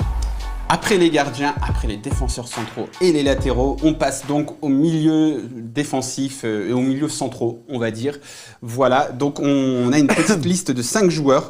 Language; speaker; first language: French; native; French